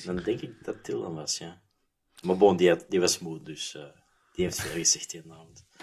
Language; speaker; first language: Dutch; native; Dutch